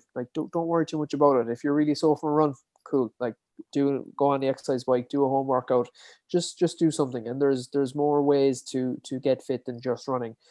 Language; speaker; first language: English; native; English